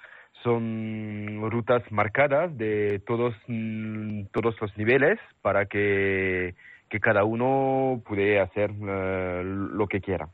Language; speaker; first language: Spanish; non-native, fluent; French